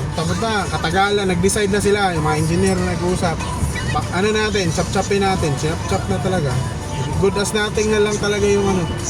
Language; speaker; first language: Filipino; native; Filipino